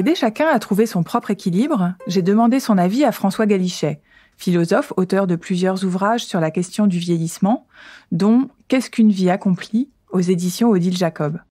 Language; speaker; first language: French; native; French